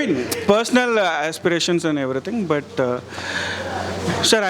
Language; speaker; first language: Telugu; non-native, learner; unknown